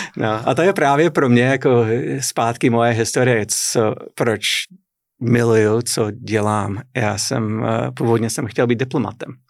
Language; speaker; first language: Czech; non-native, fluent; English